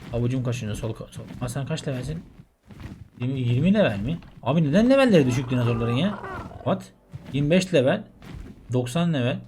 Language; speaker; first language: Turkish; native; Turkish